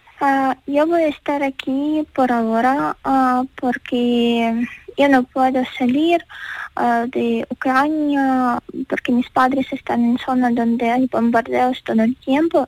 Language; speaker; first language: Spanish; non-native, learner; Ukrainian